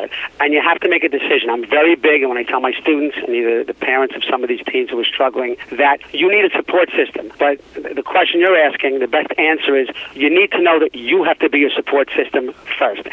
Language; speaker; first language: English; native; English